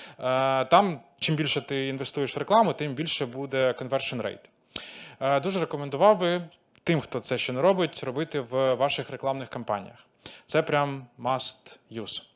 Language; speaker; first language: Ukrainian; non-native, local second language; Russian